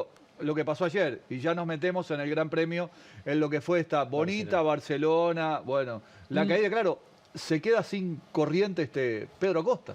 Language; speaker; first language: Spanish; native; Spanish